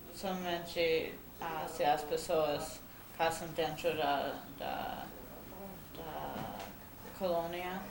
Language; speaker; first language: Portuguese; non-native, fluent; Spanish